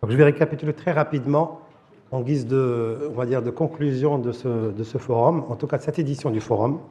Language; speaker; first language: French; non-native, local second language; Arabic